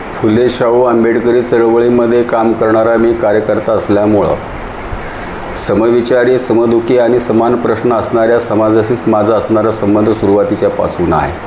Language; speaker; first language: Marathi; native; Marathi